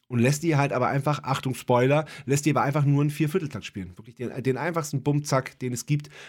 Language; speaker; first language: German; native; German